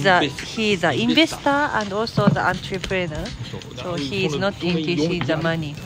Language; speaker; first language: English; non-native, fluent; Japanese